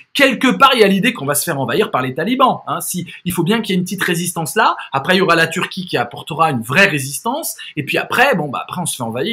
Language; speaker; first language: French; native; French